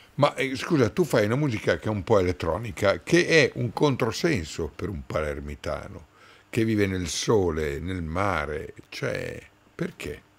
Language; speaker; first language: Italian; native; Italian